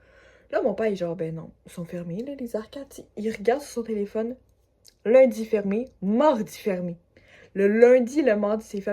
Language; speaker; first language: French; native; French